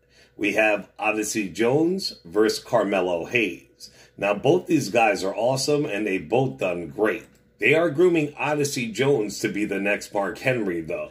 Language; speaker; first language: English; native; English